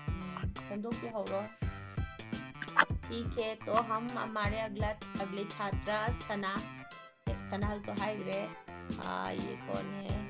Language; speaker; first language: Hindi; non-native, local second language; Manipuri